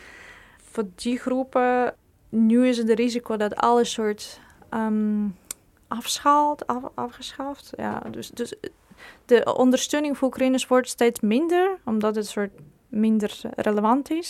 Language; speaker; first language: Dutch; non-native, fluent; Ukrainian